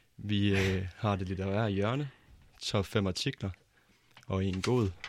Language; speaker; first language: Danish; native; Danish